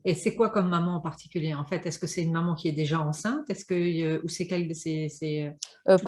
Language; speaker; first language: French; native; French